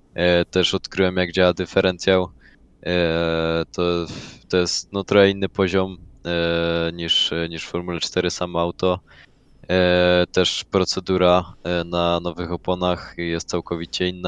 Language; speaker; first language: Polish; native; Polish